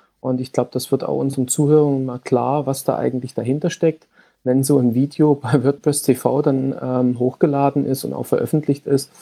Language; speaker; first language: German; native; German